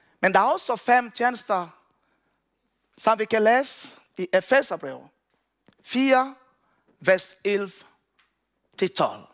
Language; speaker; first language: Danish; non-native, learner; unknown